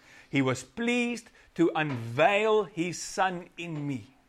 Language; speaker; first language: English; non-native, local second language; Afrikaans